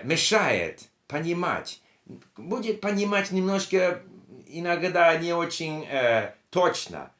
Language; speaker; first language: Russian; non-native, learner; English